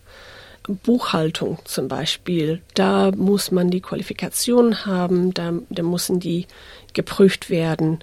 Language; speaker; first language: German; non-native, fluent; English